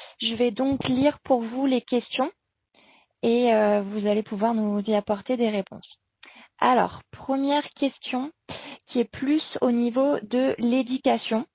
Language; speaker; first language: French; native; French